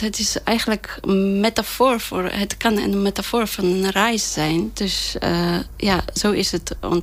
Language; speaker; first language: Dutch; non-native, fluent; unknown